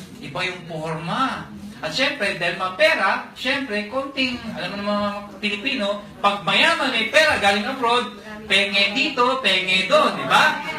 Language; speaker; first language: Filipino; non-native, local second language; Hiligaynon